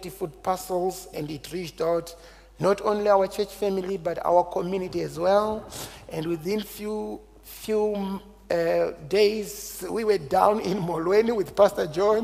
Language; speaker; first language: English; non-native, local second language; Shona